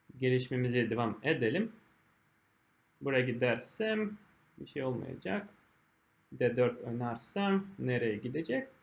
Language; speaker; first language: Turkish; non-native, fluent; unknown